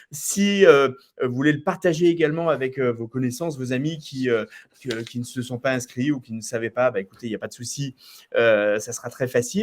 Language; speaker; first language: French; native; French